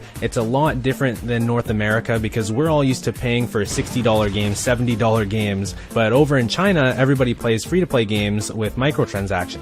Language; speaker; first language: English; native; English